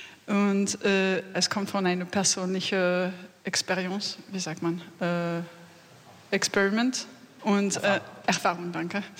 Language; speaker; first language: German; non-native, learner; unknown